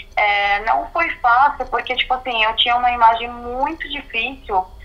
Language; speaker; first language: Portuguese; early bilingual, other home language; Arabic